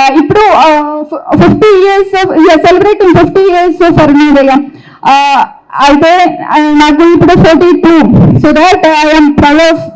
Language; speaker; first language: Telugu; non-native, local second language; Malayalam